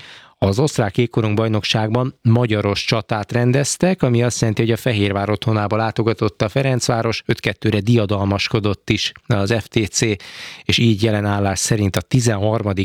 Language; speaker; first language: Hungarian; native; Hungarian